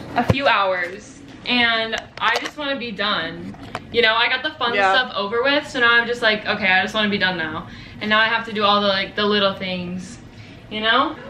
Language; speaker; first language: English; native; English